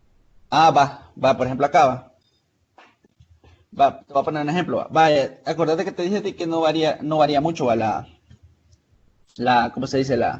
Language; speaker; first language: Spanish; native; Spanish